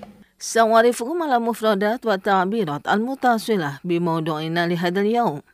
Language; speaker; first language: Arabic; non-native, fluent; Indonesian